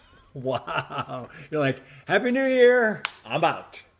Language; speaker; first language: English; native; English